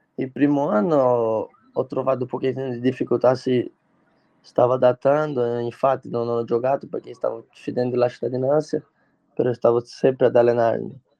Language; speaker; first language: Italian; non-native, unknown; Portuguese